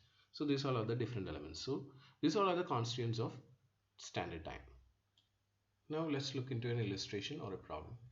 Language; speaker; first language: English; non-native, local second language; Malayalam